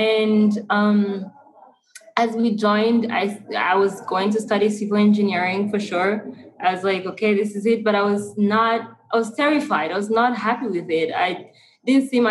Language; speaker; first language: English; non-native, local second language; Kinyarwanda